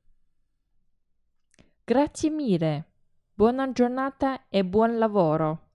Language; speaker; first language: Italian; non-native, fluent; Chinese